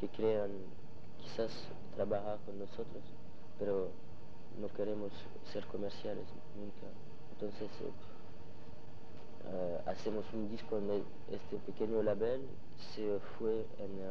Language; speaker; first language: Spanish; non-native, learner; French